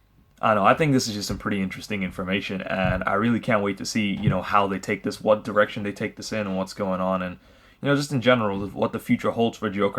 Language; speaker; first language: English; native; English